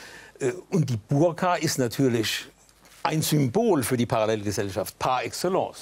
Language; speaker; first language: German; native; German